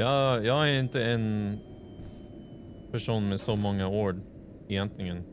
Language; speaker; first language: Swedish; non-native, fluent; English